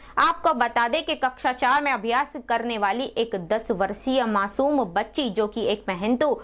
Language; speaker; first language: Hindi; non-native, local second language; Gujarati